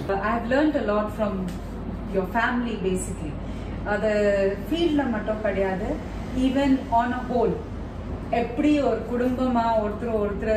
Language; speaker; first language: Tamil; non-native, local second language; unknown